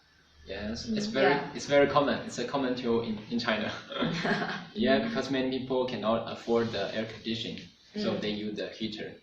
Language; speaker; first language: English; non-native, learner; Chinese